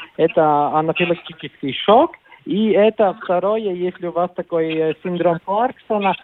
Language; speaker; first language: Russian; non-native, local second language; Latvian